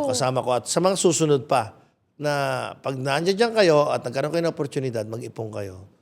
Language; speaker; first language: Filipino; non-native, local second language; Pampanga